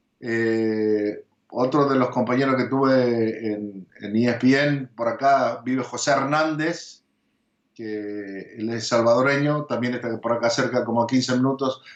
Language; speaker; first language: Spanish; early bilingual, heritage; Spanish